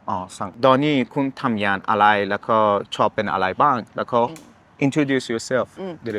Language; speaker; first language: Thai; non-native, learner; Persian